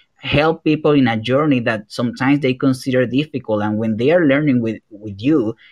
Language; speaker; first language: English; non-native, fluent; Spanish